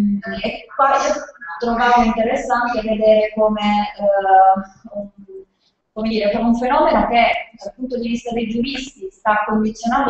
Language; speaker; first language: Italian; native; Italian